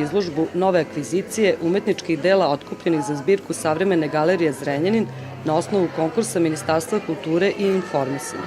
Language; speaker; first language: Serbian; native; Serbian